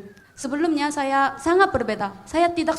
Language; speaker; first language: Indonesian; non-native, fluent; Korean